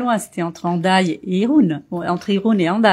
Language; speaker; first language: French; early bilingual, other home language; Portuguese